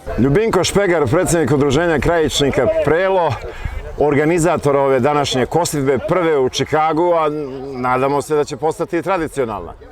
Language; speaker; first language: Bosnian; native; Bosnian